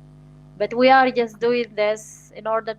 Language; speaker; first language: English; non-native, fluent; Arabic